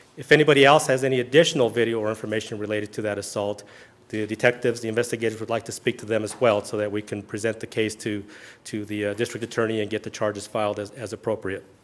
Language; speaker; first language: English; early bilingual, other home language; Spanish